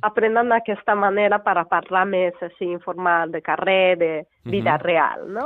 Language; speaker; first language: Catalan; non-native, learner; Japanese